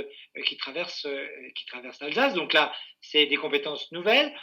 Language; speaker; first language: French; native; French